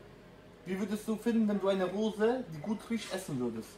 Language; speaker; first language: German; early bilingual, other home language; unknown